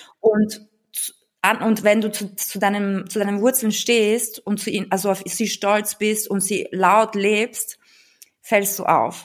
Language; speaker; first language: German; early bilingual, other home language; Bulgarian